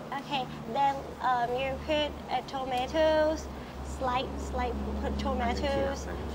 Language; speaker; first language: English; non-native, learner; Thai